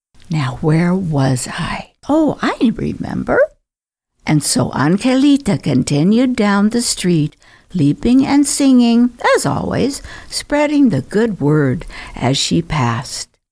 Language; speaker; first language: English; native; English